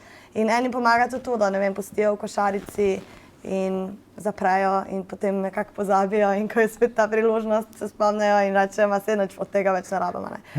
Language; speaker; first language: Slovenian; native; Slovenian